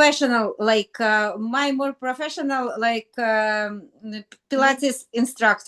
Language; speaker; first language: English; non-native, learner; Russian